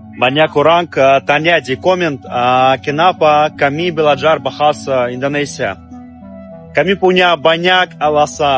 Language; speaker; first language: Indonesian; non-native, learner; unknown